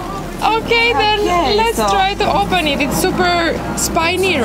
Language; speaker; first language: English; non-native, fluent; Romanian